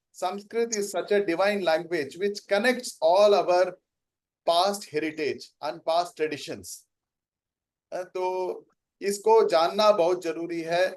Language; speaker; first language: Hindi; non-native, local second language; Tamil